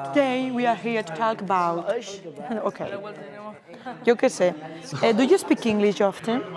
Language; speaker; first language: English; non-native, learner; Spanish